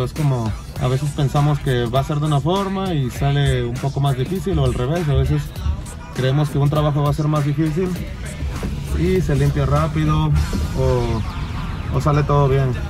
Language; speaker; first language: Spanish; native; Spanish